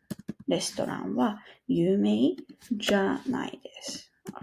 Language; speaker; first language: Japanese; non-native, fluent; English